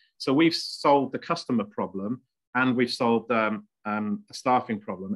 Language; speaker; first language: English; native; English